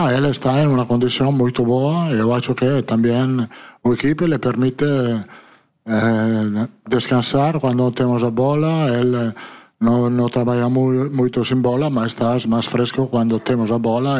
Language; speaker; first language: Portuguese; non-native, learner; Italian